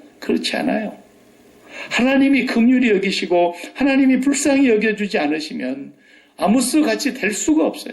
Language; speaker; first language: Korean; native; Korean